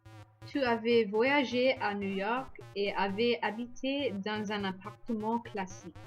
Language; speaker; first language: French; non-native, learner; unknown